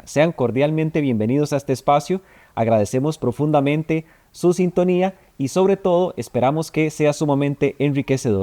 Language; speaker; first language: Spanish; native; Spanish